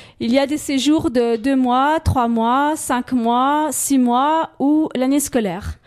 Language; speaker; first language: French; native; French